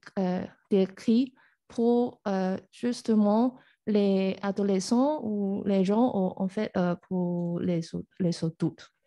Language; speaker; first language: French; non-native, learner; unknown